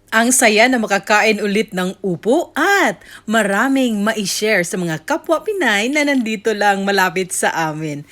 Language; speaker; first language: Filipino; native; Filipino